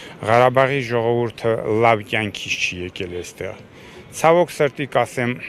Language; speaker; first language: Armenian; native; Armenian